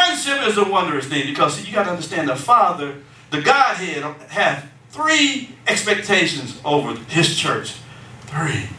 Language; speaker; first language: English; native; English